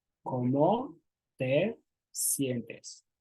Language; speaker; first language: Spanish; non-native, learner; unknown